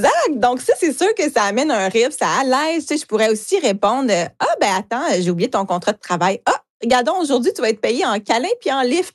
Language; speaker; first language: French; native; French